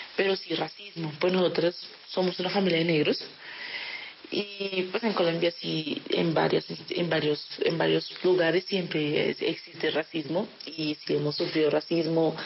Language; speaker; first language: Spanish; early bilingual, other home language; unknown